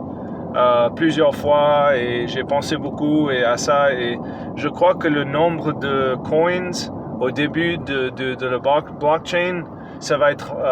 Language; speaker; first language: French; non-native, fluent; English